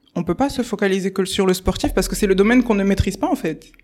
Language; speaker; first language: French; native; French